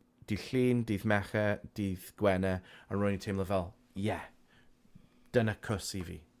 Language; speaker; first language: Welsh; non-native, local second language; English